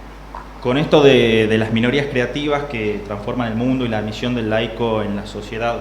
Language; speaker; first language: Spanish; native; Spanish